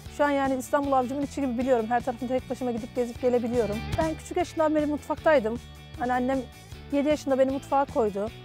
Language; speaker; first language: Turkish; native; Turkish